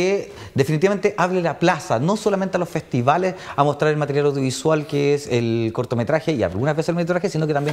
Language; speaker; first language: Spanish; native; Spanish